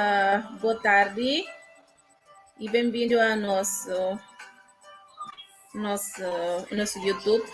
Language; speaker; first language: Portuguese; non-native, local second language; Tetum